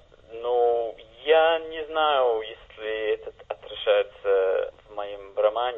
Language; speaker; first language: Russian; non-native, fluent; English